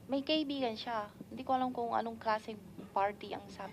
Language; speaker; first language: Filipino; non-native, learner; Chinese